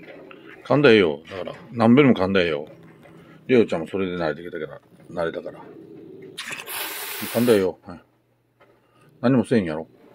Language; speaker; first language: Japanese; native; Japanese